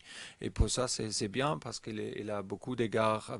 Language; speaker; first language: French; non-native, learner; German